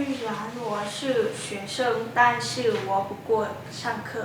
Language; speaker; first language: Chinese; non-native, learner; Lao